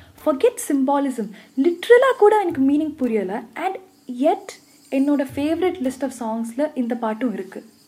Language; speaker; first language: English; non-native, local second language; Tamil